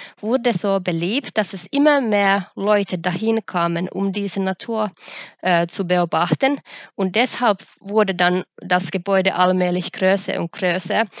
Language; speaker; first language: German; non-native, fluent; Finnish